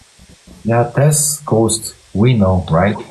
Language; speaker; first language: English; non-native, learner; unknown